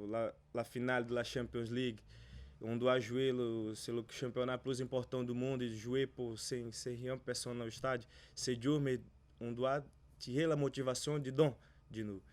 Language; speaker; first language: French; non-native, learner; Portuguese